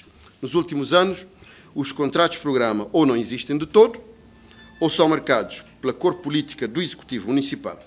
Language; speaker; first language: Portuguese; native; Portuguese